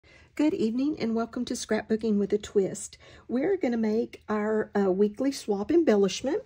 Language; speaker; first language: English; native; English